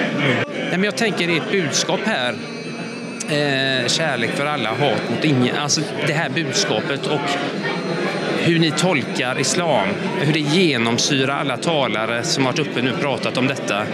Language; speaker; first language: Swedish; native; Swedish